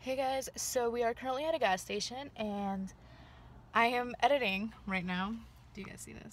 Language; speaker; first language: English; native; English